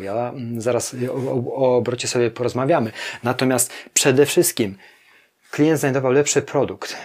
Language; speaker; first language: Polish; native; Polish